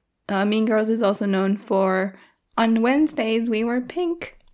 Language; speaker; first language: English; early bilingual, other home language; Japanese